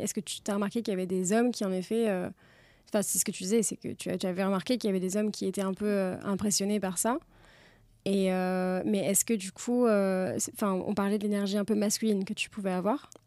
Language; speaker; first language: French; native; French